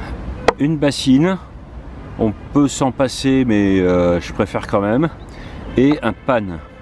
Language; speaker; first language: French; native; French